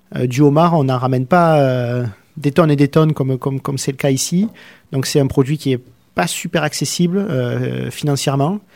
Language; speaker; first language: French; native; French